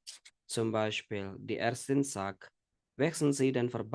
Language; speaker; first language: German; non-native, fluent; Indonesian